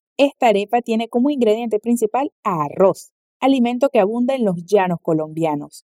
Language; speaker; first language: Spanish; native; Spanish